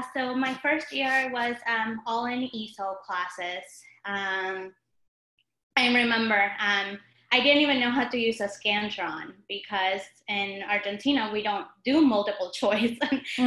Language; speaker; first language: English; non-native, fluent; Spanish